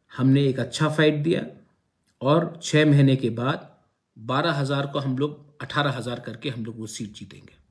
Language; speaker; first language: Hindi; non-native, local second language; Kok Borok